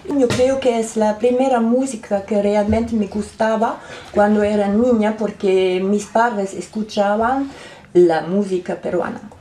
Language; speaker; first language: Spanish; non-native, learner; German